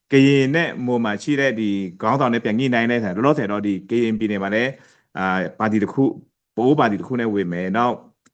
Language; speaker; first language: Burmese; non-native, local second language; Pa'o Karen